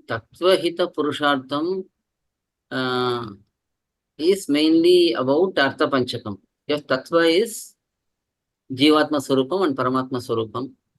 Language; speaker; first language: English; non-native, local second language; Tamil